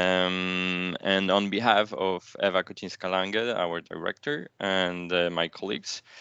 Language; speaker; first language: English; non-native, fluent; Polish